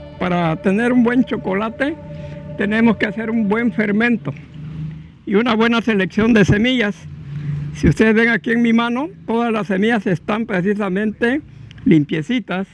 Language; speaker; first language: Spanish; native; Spanish